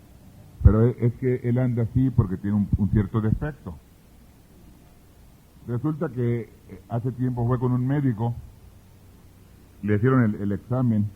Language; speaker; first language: Spanish; early bilingual, heritage; Spanish